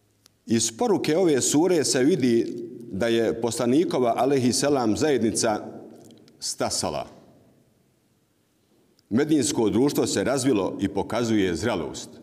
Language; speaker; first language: Bosnian; native; Bosnian